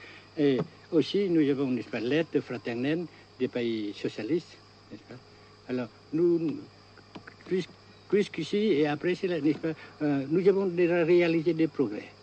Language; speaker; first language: French; non-native, fluent; Vietnamese